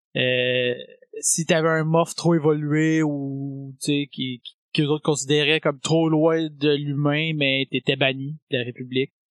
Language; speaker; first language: French; native; French